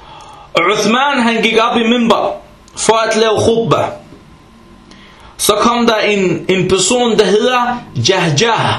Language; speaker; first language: Danish; early bilingual, other home language; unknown